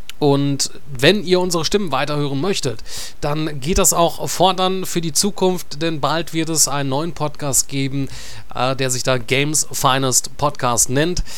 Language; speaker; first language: German; native; German